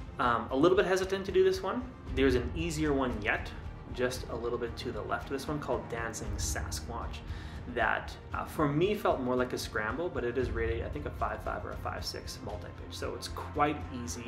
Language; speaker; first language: English; native; English